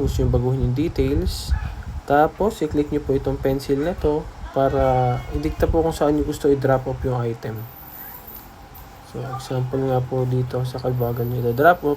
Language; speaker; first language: Filipino; native; Filipino